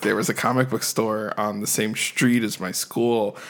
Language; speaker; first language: English; native; English